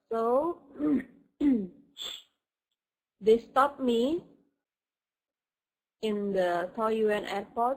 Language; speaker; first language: English; non-native, fluent; Indonesian